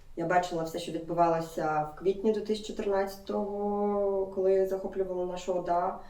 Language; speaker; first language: Ukrainian; non-native, local second language; Russian